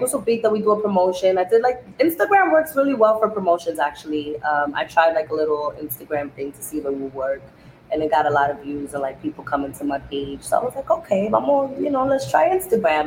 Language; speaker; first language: English; early bilingual, other home language; Spanish